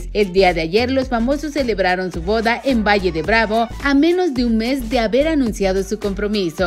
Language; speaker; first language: Spanish; native; Spanish